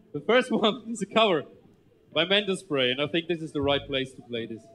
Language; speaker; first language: English; non-native, fluent; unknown